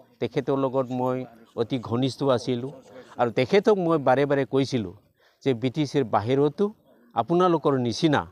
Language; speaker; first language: Assamese; non-native, local second language; Bodo